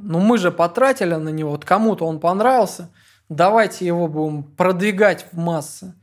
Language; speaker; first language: Russian; native; Russian